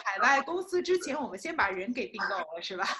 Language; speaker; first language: Chinese; native; Chinese